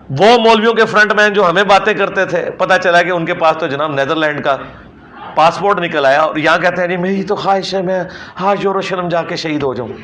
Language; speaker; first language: Urdu; non-native, local second language; Punjabi